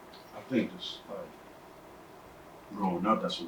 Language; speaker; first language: English; native; English